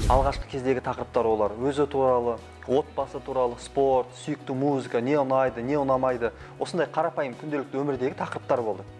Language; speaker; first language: Kazakh; native; Kazakh